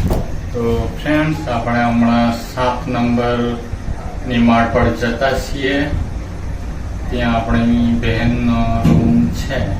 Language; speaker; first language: Gujarati; non-native, local second language; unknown